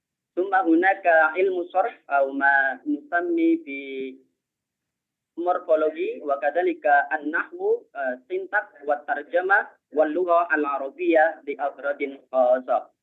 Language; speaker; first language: Arabic; non-native, fluent; Indonesian